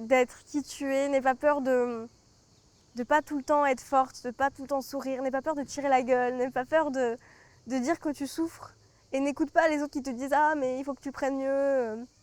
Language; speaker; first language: French; native; French